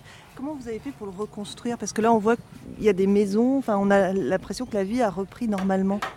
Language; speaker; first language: French; native; French